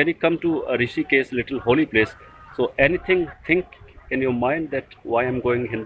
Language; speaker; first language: English; non-native, learner; Hindi